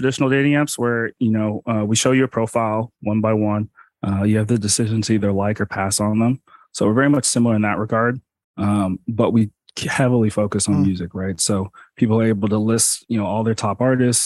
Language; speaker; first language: English; native; English